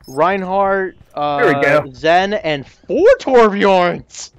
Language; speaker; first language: English; native; English